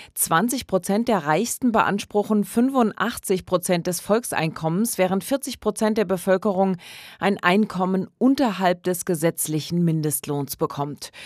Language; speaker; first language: German; native; German